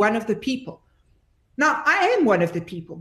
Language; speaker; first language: English; native; English